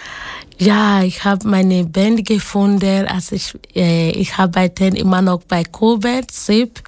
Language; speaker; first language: German; non-native, learner; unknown